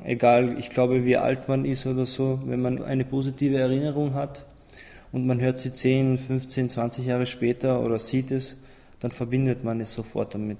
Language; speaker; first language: German; early bilingual, other home language; Albanian